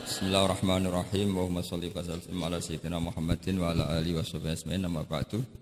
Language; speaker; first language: Indonesian; non-native, local second language; Javanese